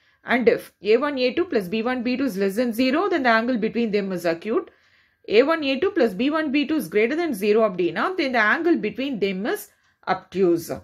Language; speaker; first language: English; non-native, local second language; Tamil